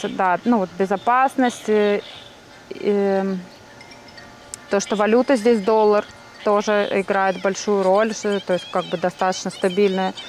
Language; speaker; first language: Russian; native; Russian